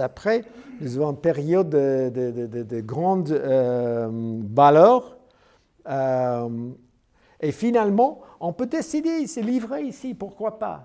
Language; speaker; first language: French; non-native, learner; English